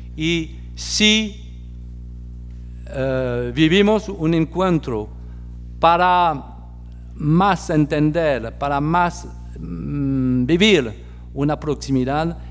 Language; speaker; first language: Spanish; non-native, fluent; French